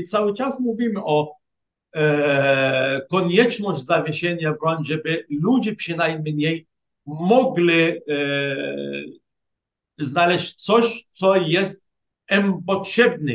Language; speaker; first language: Polish; non-native, fluent; Arabic